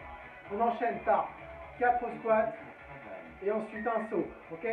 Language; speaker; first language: French; native; French